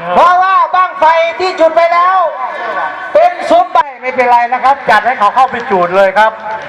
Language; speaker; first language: Thai; native; Thai